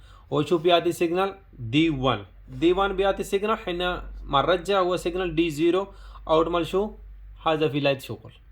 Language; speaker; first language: Arabic; non-native, learner; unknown